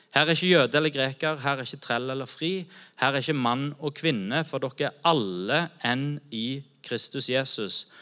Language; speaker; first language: Norwegian; native; Norwegian